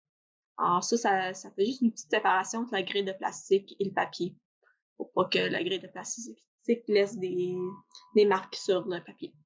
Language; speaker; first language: French; native; French